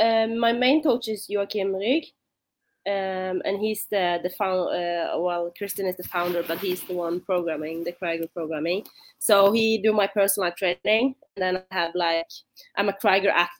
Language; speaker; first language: English; non-native, fluent; Norwegian